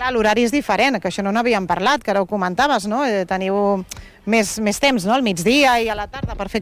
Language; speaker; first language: Catalan; native; Catalan